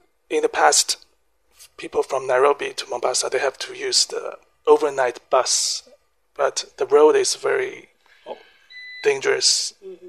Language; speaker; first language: English; non-native, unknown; Chinese